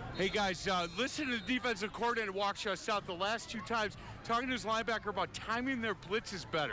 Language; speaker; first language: English; native; English